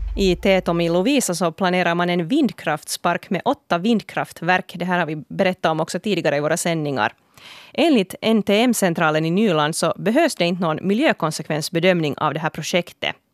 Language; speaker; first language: Swedish; native; Swedish